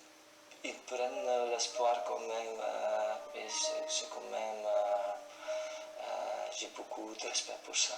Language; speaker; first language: French; non-native, local second language; Dutch